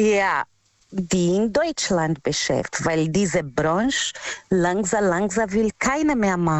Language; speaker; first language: German; non-native, learner; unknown